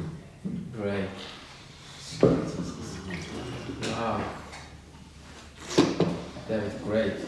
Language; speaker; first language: English; non-native, learner; Japanese